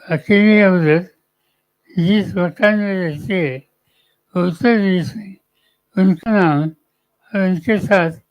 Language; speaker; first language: Hindi; non-native, local second language; Marathi